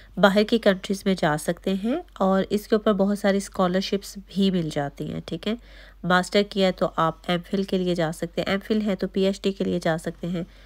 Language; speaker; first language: Urdu; native; Urdu